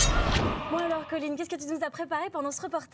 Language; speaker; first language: French; native; French